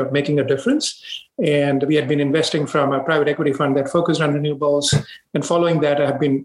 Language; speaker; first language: English; non-native, local second language; Hindi